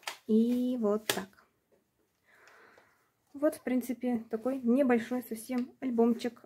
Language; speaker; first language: Russian; native; Russian